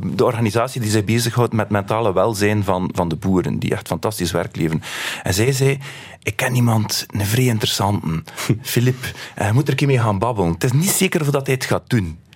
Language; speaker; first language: Dutch; native; Dutch